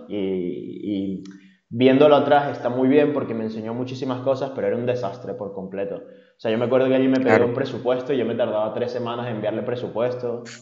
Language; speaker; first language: Spanish; native; Spanish